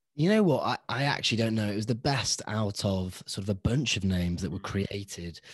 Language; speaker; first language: English; early bilingual, other home language; Hindi